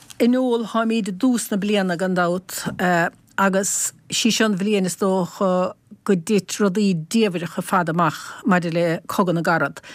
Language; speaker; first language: Irish; native; Irish